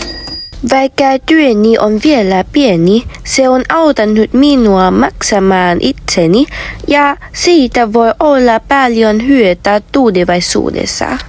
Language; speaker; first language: Finnish; non-native, learner; Vietnamese